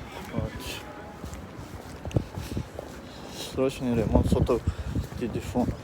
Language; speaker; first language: Russian; non-native, fluent; Tajik